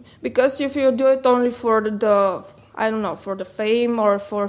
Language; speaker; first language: English; non-native, learner; Bulgarian